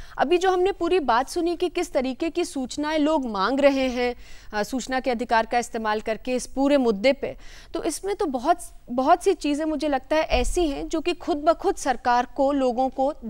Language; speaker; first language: Hindi; native; Hindi